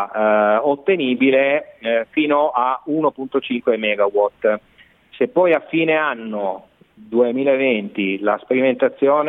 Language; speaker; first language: Italian; native; Italian